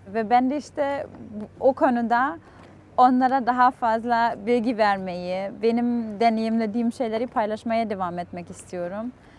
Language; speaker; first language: Turkish; non-native, fluent; German